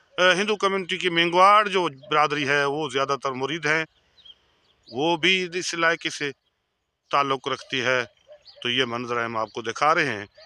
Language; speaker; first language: Urdu; non-native, local second language; Sindhi